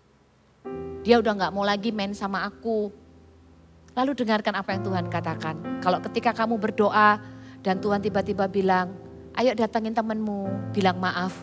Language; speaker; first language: Indonesian; native; Indonesian